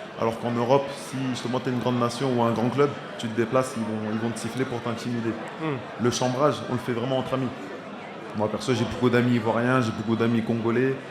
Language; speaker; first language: French; early bilingual, other home language; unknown